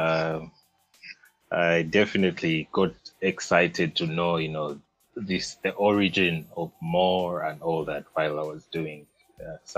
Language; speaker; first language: English; non-native, local second language; Ganda